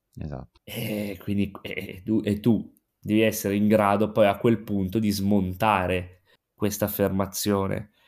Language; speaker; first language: Italian; native; Italian